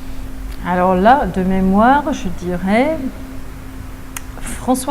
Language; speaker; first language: French; native; French